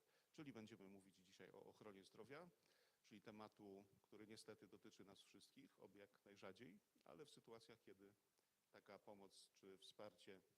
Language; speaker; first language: Polish; native; Polish